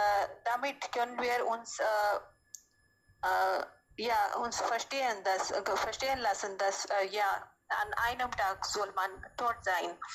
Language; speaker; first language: German; non-native, learner; Hindi